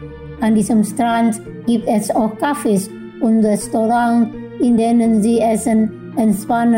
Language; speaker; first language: German; non-native, fluent; Indonesian